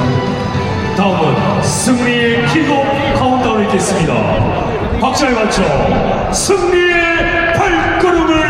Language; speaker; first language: Korean; native; Korean